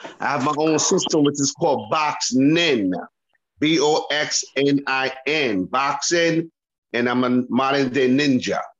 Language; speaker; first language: English; native; English